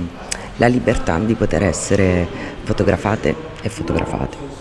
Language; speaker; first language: Italian; native; Italian